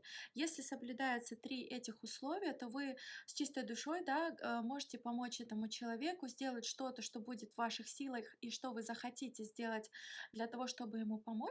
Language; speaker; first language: Russian; native; Russian